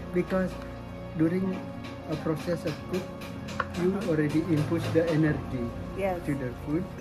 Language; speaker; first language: English; non-native, learner; Balinese